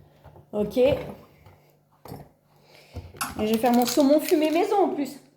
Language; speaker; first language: French; native; French